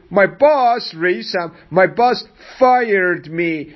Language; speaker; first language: English; non-native, fluent; Persian